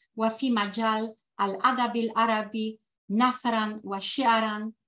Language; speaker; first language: Arabic; non-native, fluent; Polish